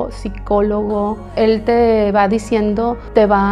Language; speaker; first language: Spanish; native; Spanish